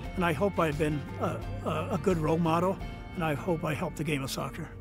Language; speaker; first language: English; early bilingual, other home language; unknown